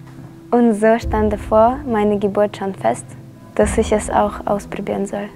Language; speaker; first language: German; non-native, fluent; Russian